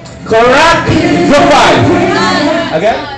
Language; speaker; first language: English; non-native, local second language; Filipino